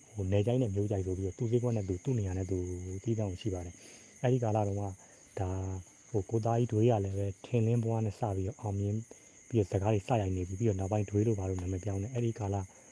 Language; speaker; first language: Burmese; native; Burmese